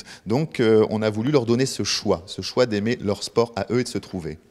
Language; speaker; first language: French; native; French